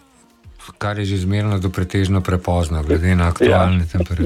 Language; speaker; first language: Slovenian; native; Slovenian